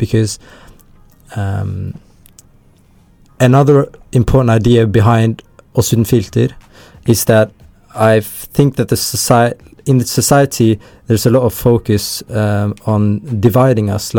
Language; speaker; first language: English; early bilingual, other home language; Norwegian